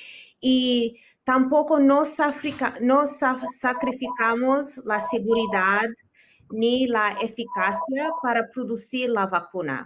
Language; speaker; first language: Spanish; early bilingual, heritage; Spanish